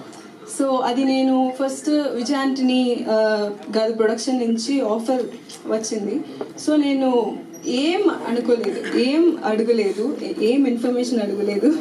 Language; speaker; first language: Telugu; non-native, learner; Tamil